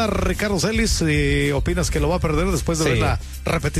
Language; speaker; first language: Spanish; native; Spanish